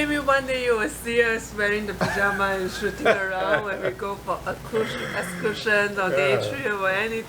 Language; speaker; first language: English; non-native, fluent; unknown